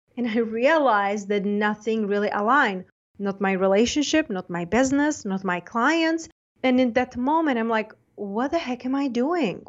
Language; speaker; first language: English; non-native, fluent; Czech